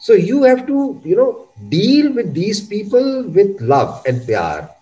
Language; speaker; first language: English; non-native, local second language; Urdu